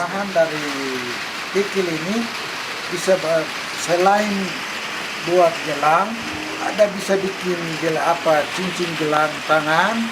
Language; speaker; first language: Indonesian; non-native, local second language; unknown